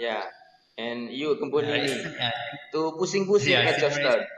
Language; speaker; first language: English; non-native, learner; Indonesian